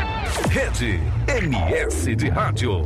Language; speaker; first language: Portuguese; native; Portuguese